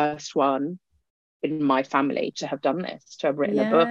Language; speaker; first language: English; non-native, local second language; Punjabi